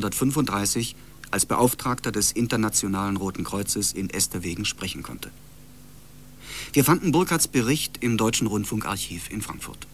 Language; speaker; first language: German; native; German